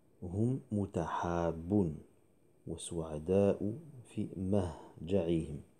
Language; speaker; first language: Arabic; non-native, fluent; French